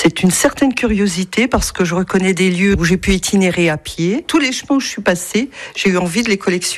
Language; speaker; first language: French; native; French